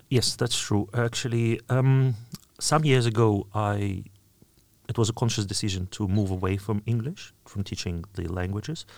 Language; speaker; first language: English; non-native, fluent; Russian